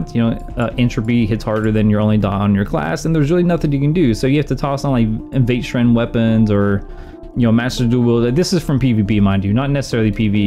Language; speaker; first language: English; native; English